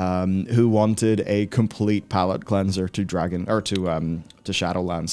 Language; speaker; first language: English; native; English